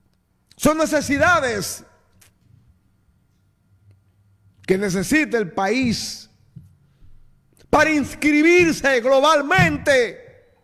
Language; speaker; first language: Spanish; native; Spanish